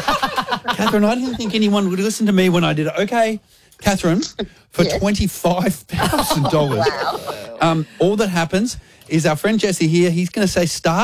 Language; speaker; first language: English; native; English